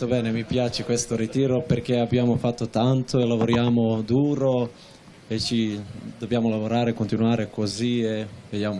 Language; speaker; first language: Italian; non-native, learner; Serbian